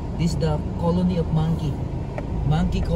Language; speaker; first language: English; non-native, local second language; Malay